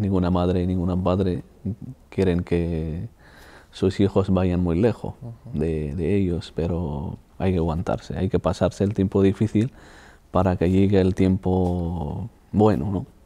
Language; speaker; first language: Spanish; non-native, fluent; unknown